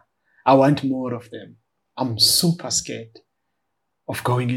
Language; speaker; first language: English; non-native, local second language; Xhosa